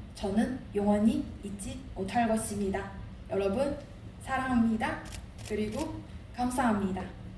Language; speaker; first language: Korean; non-native, fluent; Chinese